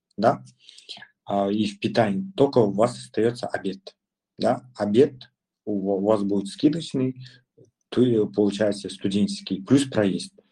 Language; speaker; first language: Russian; non-native, local second language; Kazakh